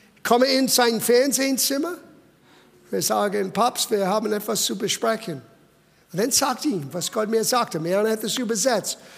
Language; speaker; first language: German; non-native, fluent; English